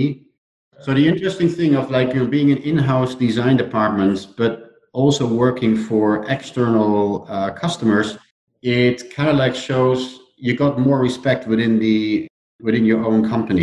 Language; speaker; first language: English; non-native, fluent; Dutch